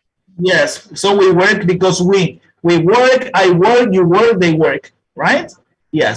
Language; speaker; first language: English; non-native, fluent; Spanish